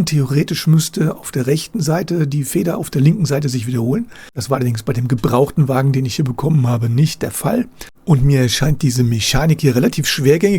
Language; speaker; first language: German; native; German